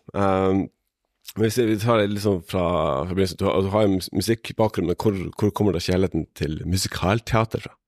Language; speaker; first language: Norwegian; native; Norwegian